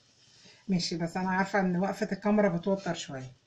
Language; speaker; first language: Arabic; native; Arabic